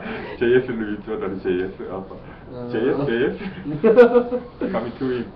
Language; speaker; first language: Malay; non-native, learner; Korean